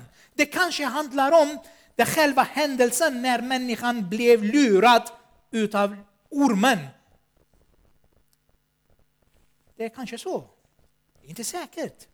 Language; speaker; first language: Swedish; non-native, fluent; Armenian